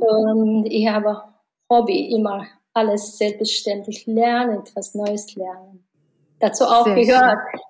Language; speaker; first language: German; non-native, learner; Mongolian